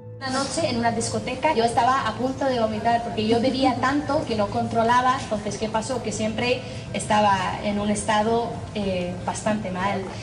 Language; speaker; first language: Spanish; non-native, fluent; English